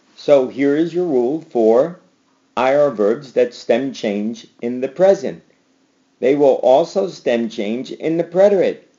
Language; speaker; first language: English; native; English